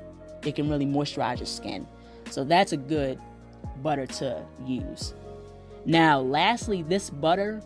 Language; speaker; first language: English; native; English